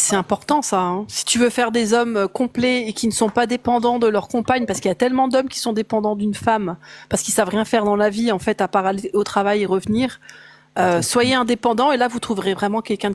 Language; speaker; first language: French; native; French